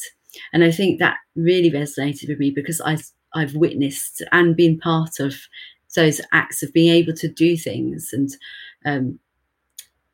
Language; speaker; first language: English; native; English